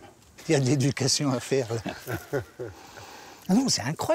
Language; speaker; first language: French; native; French